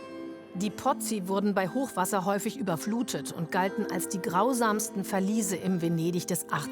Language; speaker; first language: German; native; German